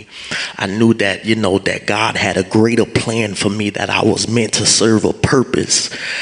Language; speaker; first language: English; native; English